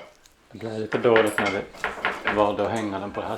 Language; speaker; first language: Swedish; native; Swedish